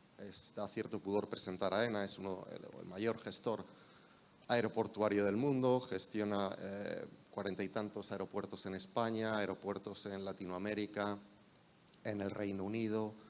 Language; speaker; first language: Spanish; native; Spanish